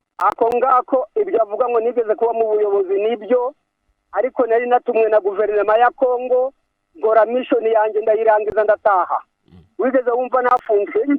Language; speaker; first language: Kinyarwanda; native; Kinyarwanda